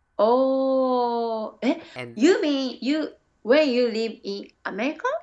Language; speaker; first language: English; non-native, learner; Japanese